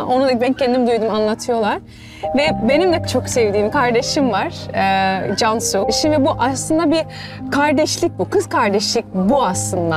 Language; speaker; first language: Turkish; early bilingual, heritage; Turkish